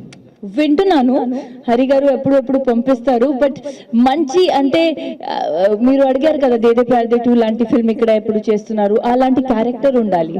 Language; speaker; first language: Telugu; non-native, local second language; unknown